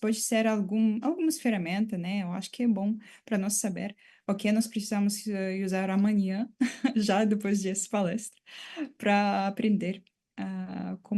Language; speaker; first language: Portuguese; non-native, fluent; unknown